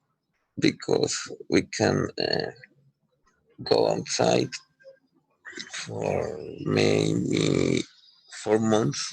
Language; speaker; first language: English; non-native, learner; Spanish